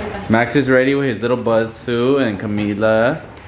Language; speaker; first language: English; early bilingual, other home language; Spanish